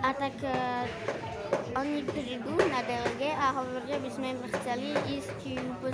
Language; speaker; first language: Slovak; early bilingual, heritage; Slovak